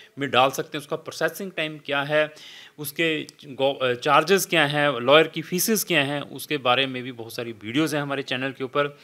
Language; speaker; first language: Hindi; non-native, local second language; Punjabi